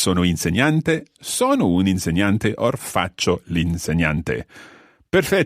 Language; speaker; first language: Italian; non-native, fluent; English